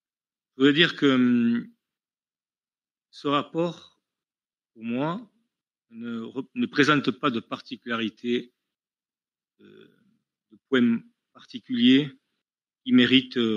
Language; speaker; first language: French; native; French